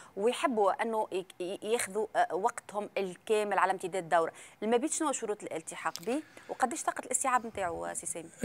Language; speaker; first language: Arabic; native; Arabic